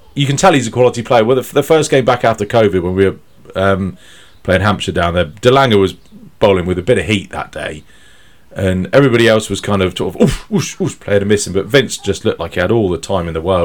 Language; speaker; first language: English; native; English